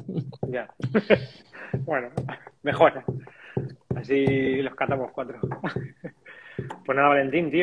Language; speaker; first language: Spanish; native; Spanish